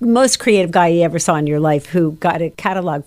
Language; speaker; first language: English; native; English